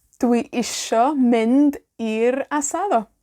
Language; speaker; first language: Welsh; non-native, fluent; Spanish